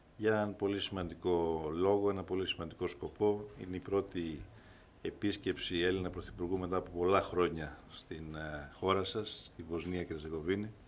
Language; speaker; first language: Greek; native; Greek